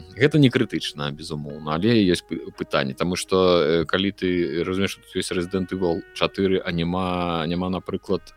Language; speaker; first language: Belarusian; non-native, local second language; Russian